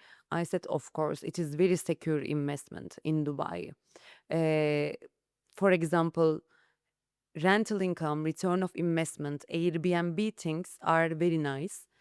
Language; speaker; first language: English; non-native, learner; Turkish